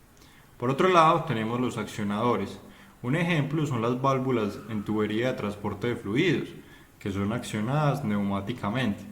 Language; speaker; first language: Spanish; native; Spanish